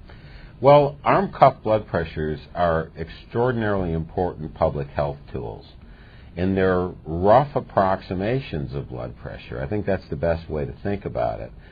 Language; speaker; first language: English; native; English